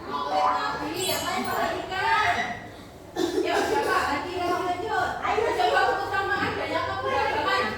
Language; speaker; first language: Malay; non-native, local second language; Javanese